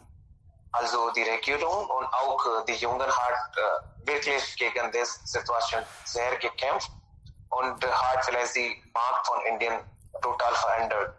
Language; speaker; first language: German; non-native, learner; Hindi